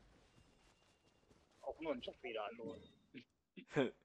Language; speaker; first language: German; native; German